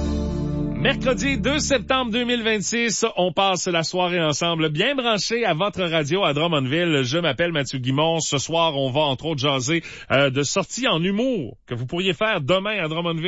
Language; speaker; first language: French; native; French